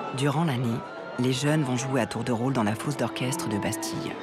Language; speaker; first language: French; native; French